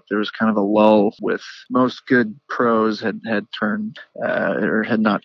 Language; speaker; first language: English; native; English